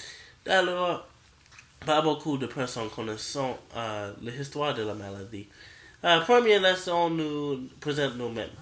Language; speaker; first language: French; non-native, learner; English